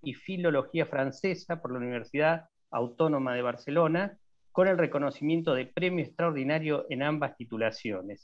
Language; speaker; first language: Spanish; native; Spanish